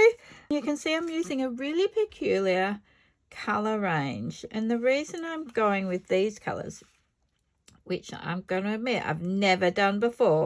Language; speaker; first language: English; native; English